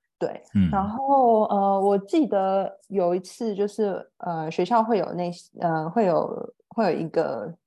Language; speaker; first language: Chinese; native; Chinese